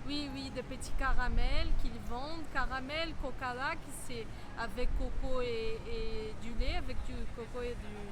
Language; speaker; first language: French; non-native, fluent; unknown